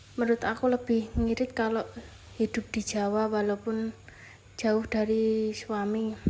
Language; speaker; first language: Indonesian; non-native, local second language; Javanese